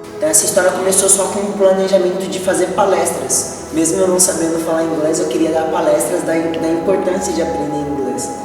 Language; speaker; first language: Portuguese; native; Portuguese